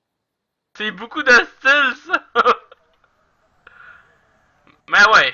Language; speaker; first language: French; native; French